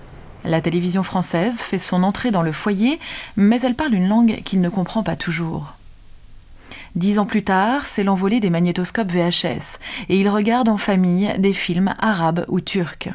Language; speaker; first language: French; native; French